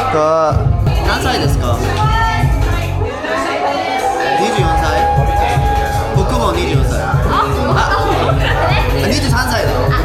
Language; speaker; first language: Japanese; non-native, learner; Korean